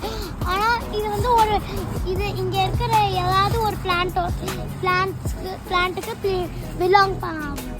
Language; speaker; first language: Tamil; early bilingual, heritage; Tamil